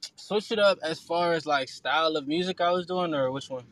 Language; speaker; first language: English; early bilingual, other home language; Haitian Creole